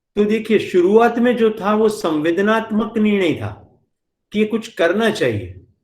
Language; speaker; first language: Hindi; non-native, local second language; Gujarati